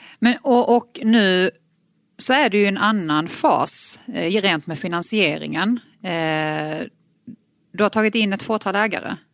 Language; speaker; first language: Swedish; native; Swedish